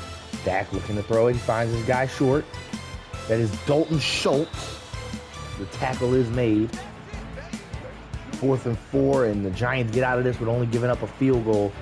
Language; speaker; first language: English; native; English